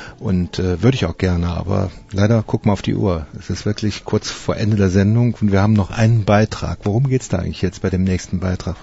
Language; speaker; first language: German; native; German